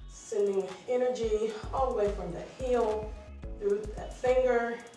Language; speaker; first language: English; native; English